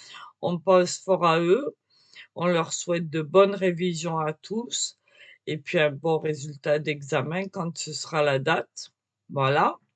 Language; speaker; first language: French; native; French